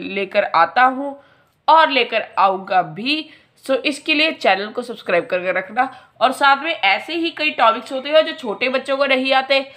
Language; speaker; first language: Hindi; non-native, local second language; Punjabi